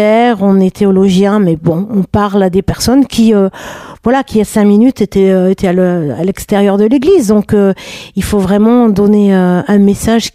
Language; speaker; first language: French; native; French